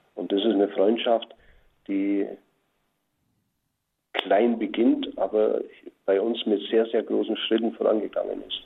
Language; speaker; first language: German; native; German